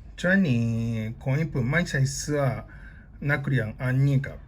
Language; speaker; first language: Thai; non-native, learner; Japanese